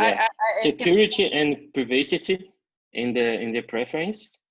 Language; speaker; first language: English; non-native, learner; Portuguese